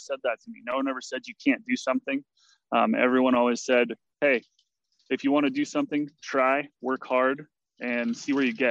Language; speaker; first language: English; native; English